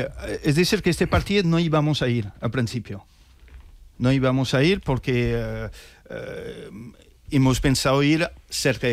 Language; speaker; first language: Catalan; non-native, local second language; Spanish